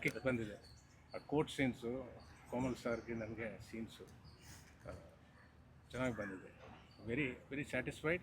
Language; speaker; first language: Kannada; non-native, learner; Telugu